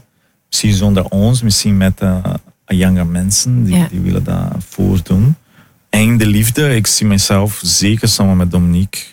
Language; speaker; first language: Dutch; non-native, learner; Portuguese